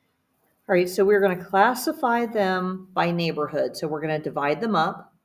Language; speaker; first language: English; native; English